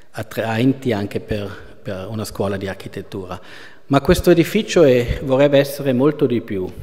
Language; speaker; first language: Italian; non-native, local second language; German